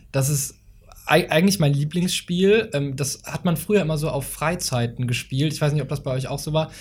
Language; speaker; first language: German; native; German